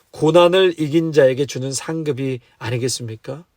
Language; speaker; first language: Korean; native; Korean